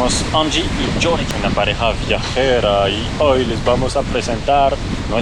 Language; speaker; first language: Spanish; non-native, learner; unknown